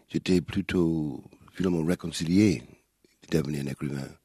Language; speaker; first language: French; non-native, fluent; English